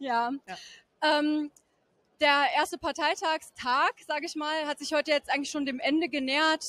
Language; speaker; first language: German; native; German